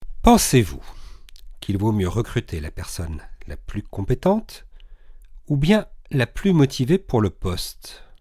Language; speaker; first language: French; native; French